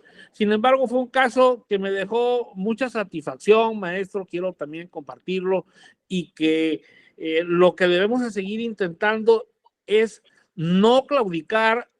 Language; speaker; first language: Spanish; native; Spanish